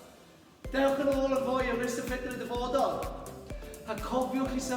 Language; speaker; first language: Welsh; non-native, local second language; English